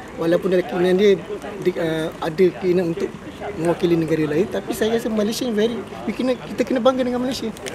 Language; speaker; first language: Malay; native; Malay